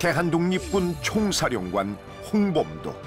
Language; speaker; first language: Korean; native; Korean